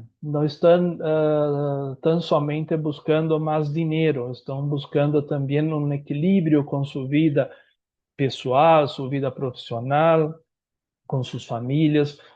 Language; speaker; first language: Spanish; non-native, learner; Portuguese